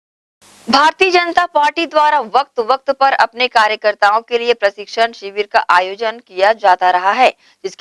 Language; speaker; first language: Hindi; native; Hindi